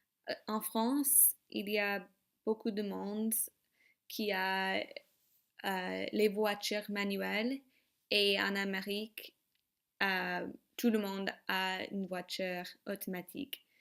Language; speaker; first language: French; non-native, learner; English